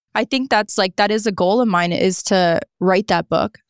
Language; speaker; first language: English; native; English